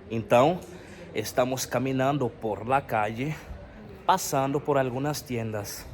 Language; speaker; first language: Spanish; non-native, fluent; Portuguese